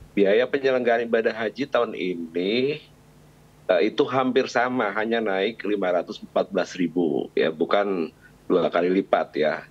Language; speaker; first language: Indonesian; native; Indonesian